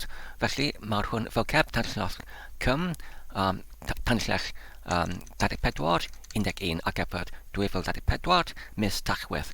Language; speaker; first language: Welsh; non-native, learner; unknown